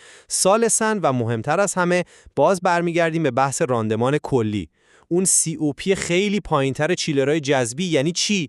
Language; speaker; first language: Persian; native; Persian